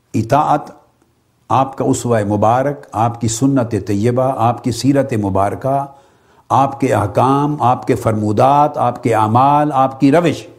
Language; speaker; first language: Urdu; native; Urdu